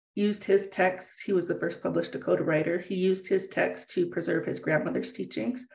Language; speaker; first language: English; native; English